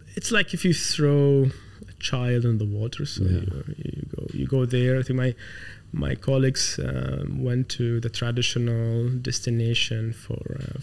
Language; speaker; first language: English; non-native, fluent; Arabic